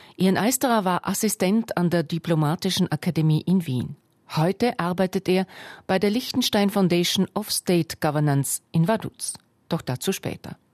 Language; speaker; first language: German; native; German